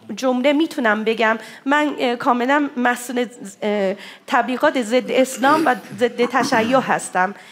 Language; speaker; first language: Persian; non-native, fluent; Japanese